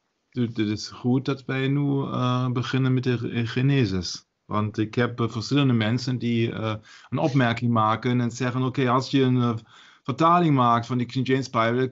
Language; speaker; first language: Dutch; non-native, fluent; German